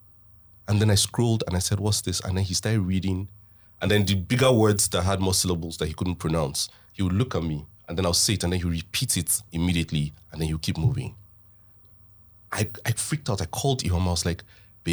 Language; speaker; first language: English; non-native, local second language; Hausa